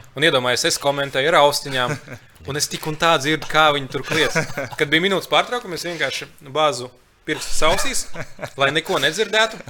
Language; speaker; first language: Latvian; early bilingual, other home language; Lithuanian